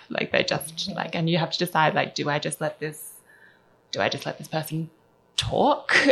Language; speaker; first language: English; native; English